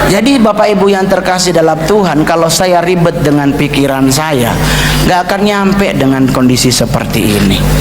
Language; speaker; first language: Indonesian; native; Indonesian